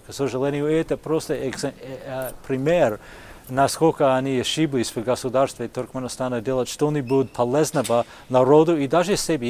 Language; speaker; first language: Russian; non-native, fluent; English